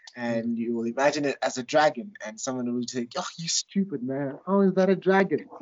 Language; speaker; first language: English; non-native, local second language; Tswana